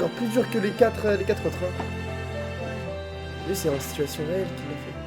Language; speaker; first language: French; native; French